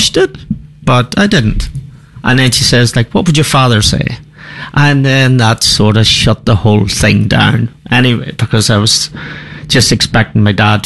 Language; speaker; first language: English; native; English